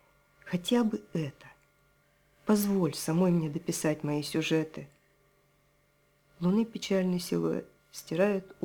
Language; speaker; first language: Russian; native; Russian